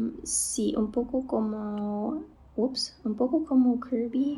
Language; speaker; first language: Spanish; non-native, fluent; English